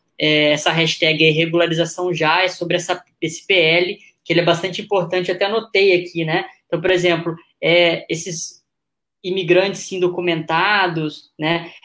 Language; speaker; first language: Portuguese; native; Portuguese